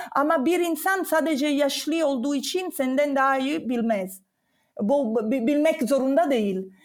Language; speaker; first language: Turkish; non-native, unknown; Italian